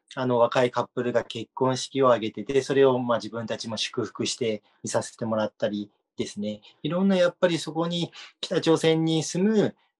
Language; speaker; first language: Japanese; native; Japanese